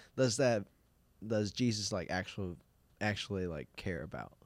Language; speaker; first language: English; non-native, local second language; Cantonese